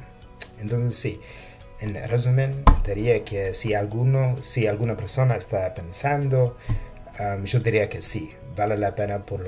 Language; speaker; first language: Spanish; non-native, fluent; English